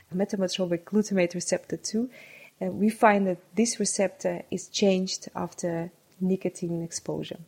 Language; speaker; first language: English; non-native, fluent; Russian